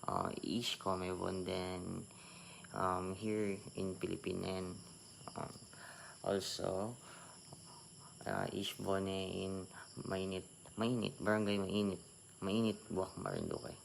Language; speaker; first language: German; non-native, learner; Filipino